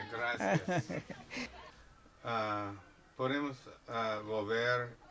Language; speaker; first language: Spanish; non-native, learner; English